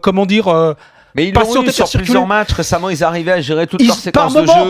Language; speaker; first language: French; native; French